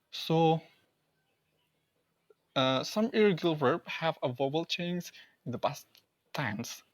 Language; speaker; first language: English; non-native, learner; Indonesian